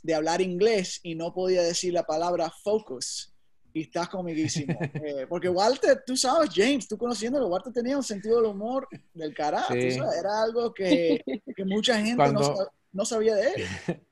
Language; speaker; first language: Spanish; early bilingual, heritage; Spanish